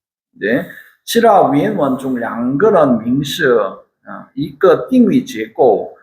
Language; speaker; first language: Chinese; non-native, fluent; Korean